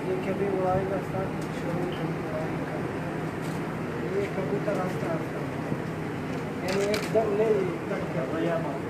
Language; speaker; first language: Hindi; non-native, learner; Arabic